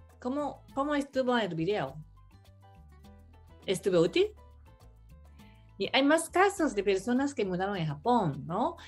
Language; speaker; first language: Spanish; non-native, learner; Japanese